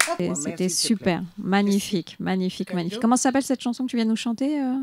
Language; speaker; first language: French; native; French